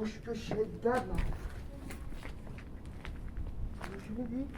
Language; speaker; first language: Persian; native; Persian